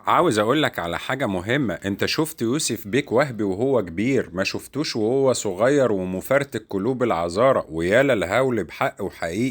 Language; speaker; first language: Arabic; native; Arabic